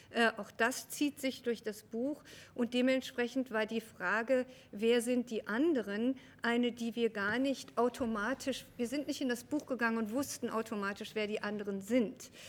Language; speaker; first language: German; early bilingual, other home language; Persian